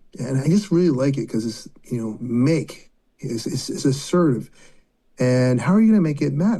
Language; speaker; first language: English; native; English